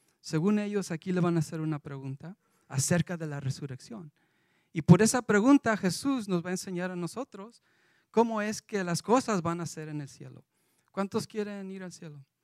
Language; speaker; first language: Spanish; early bilingual, heritage; Spanish